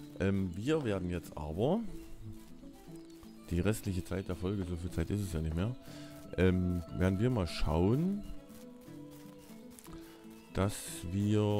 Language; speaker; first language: German; native; German